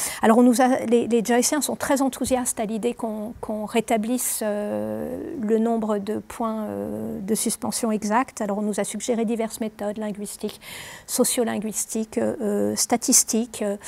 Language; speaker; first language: French; native; French